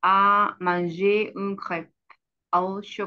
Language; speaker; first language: French; non-native, learner; Spanish